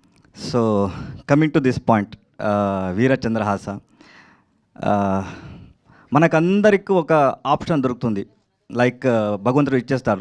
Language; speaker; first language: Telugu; non-native, learner; Kannada